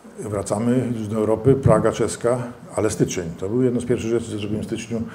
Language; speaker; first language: Polish; early bilingual, heritage; Polish